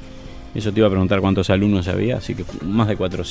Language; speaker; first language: Spanish; native; Spanish